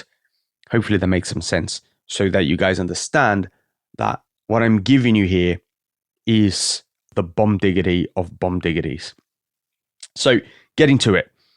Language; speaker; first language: English; native; English